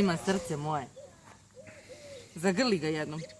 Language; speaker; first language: Serbian; native; Serbian